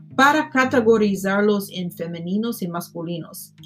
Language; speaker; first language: Spanish; non-native, fluent; English